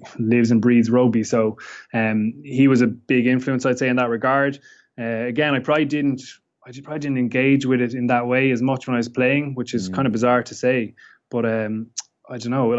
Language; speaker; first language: English; native; English